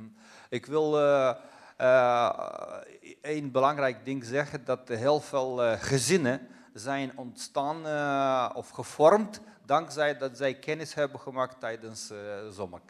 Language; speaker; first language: Dutch; non-native, fluent; Russian